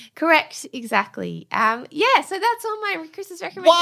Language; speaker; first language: English; native; English